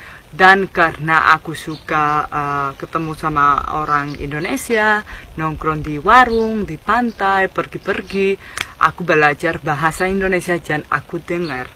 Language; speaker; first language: Indonesian; non-native, fluent; Spanish